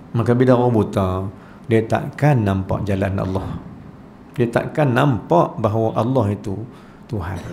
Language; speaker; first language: Malay; native; Malay